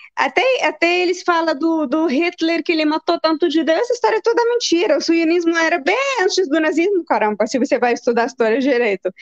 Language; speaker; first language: Portuguese; non-native, fluent; Arabic